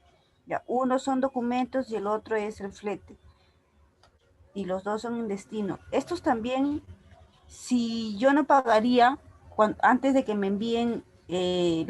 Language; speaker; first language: Spanish; native; Spanish